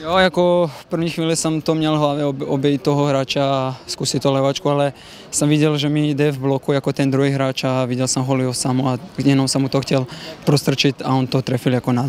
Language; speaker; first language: Czech; non-native, fluent; Serbian